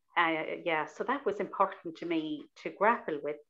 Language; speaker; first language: English; native; English